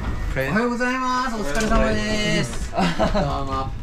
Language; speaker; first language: Japanese; native; Japanese